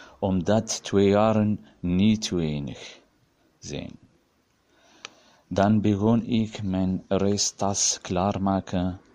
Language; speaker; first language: Dutch; non-native, learner; Arabic